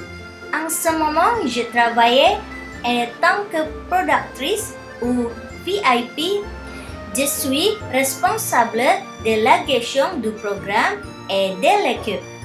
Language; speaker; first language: French; non-native, learner; Indonesian